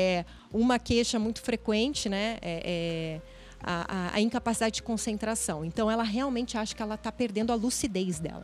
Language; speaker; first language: Portuguese; native; Portuguese